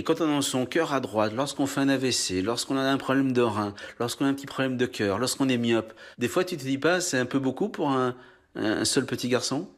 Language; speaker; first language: French; native; French